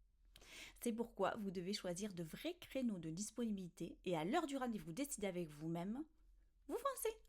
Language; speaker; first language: French; native; French